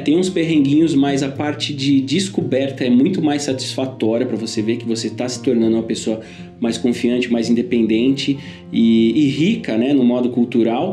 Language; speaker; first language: Portuguese; native; Portuguese